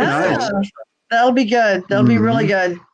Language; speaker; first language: English; native; English